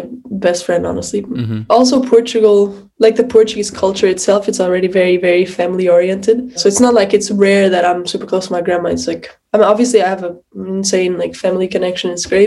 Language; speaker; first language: English; non-native, fluent; Portuguese